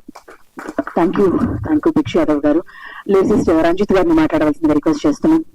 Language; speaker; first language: Telugu; native; Telugu